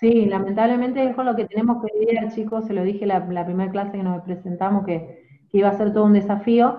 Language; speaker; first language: Spanish; native; Spanish